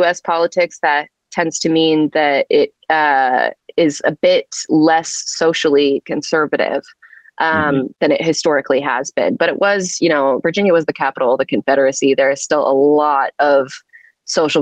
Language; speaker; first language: English; native; English